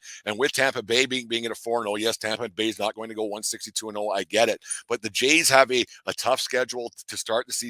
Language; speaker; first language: English; native; English